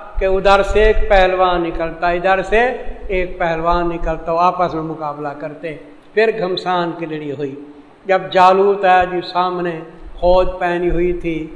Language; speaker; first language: Urdu; non-native, local second language; Saraiki